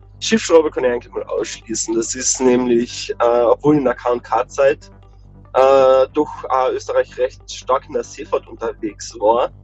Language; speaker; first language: German; native; German